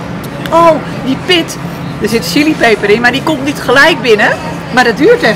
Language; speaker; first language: Dutch; native; Dutch